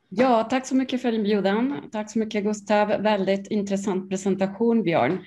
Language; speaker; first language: Swedish; non-native, fluent; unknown